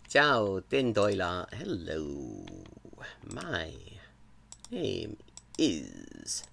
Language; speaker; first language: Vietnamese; non-native, learner; English